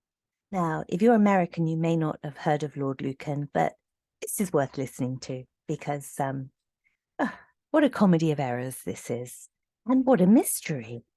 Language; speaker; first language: English; native; English